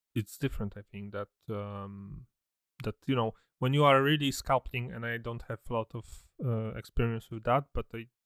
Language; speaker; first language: English; non-native, fluent; Polish